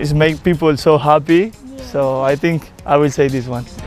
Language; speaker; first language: English; non-native, fluent; Spanish